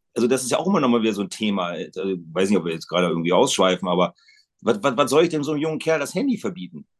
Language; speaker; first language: German; native; German